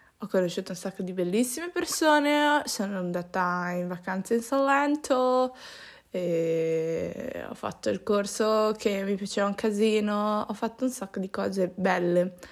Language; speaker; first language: Italian; native; Italian